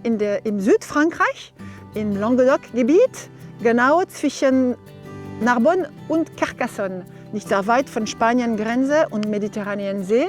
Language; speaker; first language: German; non-native, learner; French